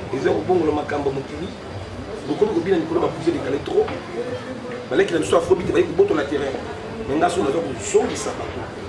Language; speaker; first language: Lingala; native; Lingala